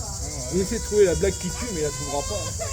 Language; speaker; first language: French; native; French